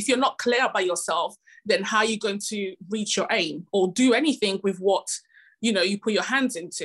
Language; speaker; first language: English; non-native, fluent; Italian